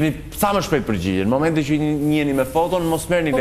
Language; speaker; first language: Albanian; native; Albanian